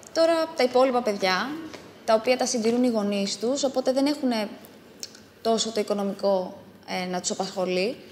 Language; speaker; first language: Greek; early bilingual, other home language; Amharic